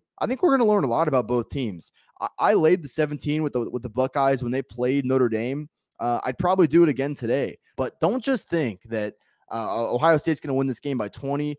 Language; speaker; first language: English; native; English